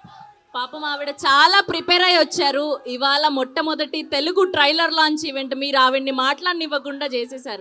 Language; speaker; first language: Telugu; native; Telugu